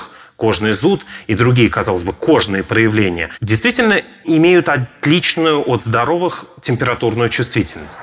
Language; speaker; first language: Russian; native; Russian